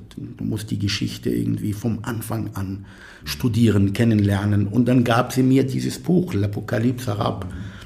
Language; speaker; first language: German; non-native, fluent; Arabic